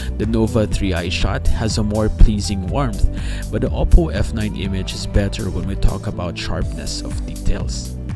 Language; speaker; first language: English; non-native, local second language; Filipino